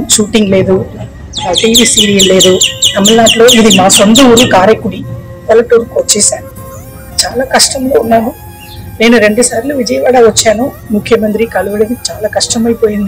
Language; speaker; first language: Telugu; non-native, local second language; Tamil